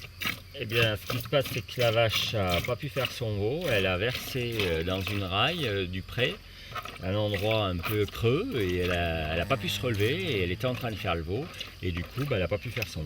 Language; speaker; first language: French; native; French